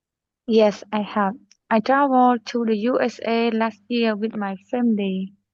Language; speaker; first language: English; non-native, learner; Khmer